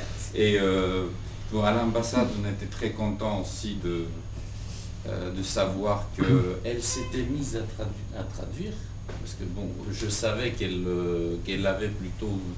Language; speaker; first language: French; non-native, fluent; Georgian